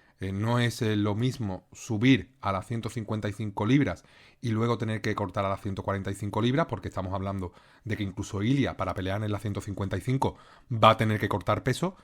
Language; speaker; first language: Spanish; native; Spanish